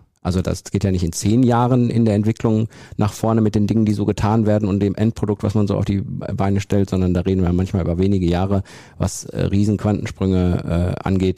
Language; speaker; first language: German; native; German